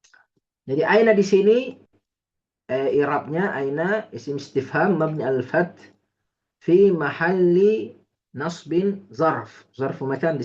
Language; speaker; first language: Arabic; non-native, fluent; Indonesian